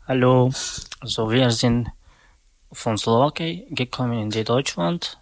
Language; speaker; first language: German; non-native, learner; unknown